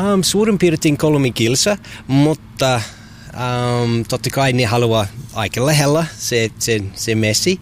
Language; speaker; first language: Finnish; non-native, learner; English